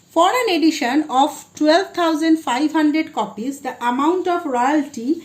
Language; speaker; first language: English; non-native, local second language; Bangla